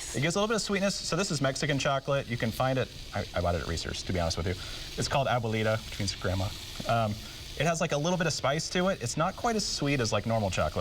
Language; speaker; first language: English; native; English